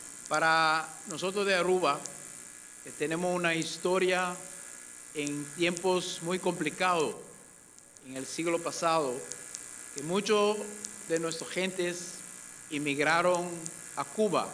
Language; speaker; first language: Spanish; non-native, fluent; Papiamento